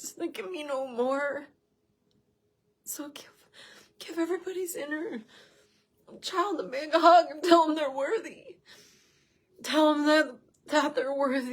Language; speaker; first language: English; native; English